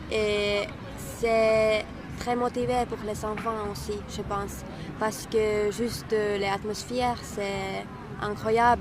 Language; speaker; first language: French; non-native, learner; Finnish